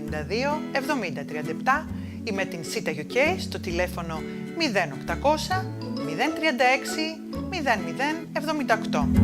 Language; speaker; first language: Greek; native; Greek